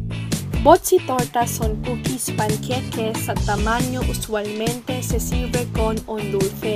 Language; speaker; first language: Spanish; non-native, learner; Filipino